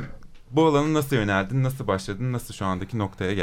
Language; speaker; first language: Turkish; native; Turkish